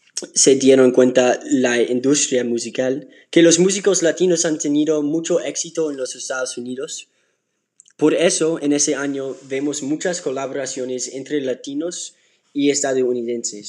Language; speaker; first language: Spanish; non-native, learner; English